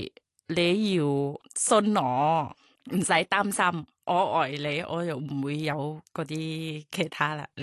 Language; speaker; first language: Cantonese; non-native, learner; Thai